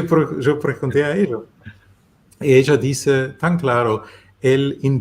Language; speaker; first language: Spanish; non-native, learner; German